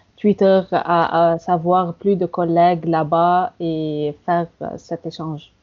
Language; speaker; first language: French; non-native, fluent; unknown